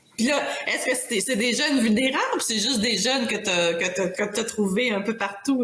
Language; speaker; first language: French; native; French